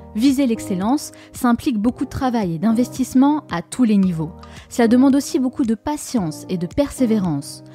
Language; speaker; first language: French; native; French